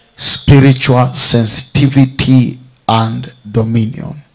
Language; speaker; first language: English; non-native, local second language; Swahili